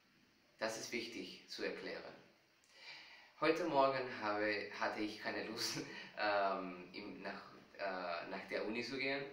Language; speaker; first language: German; non-native, fluent; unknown